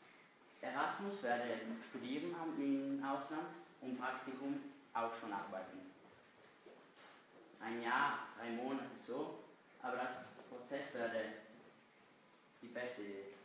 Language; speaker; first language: German; non-native, local second language; Italian